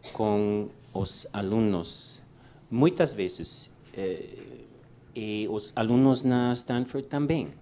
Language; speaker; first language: Portuguese; non-native, learner; English